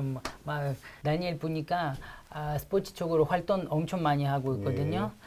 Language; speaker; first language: Korean; non-native, fluent; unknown